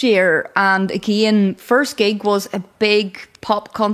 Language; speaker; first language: English; native; English